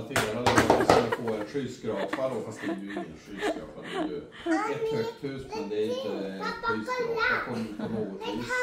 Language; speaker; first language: Swedish; native; Swedish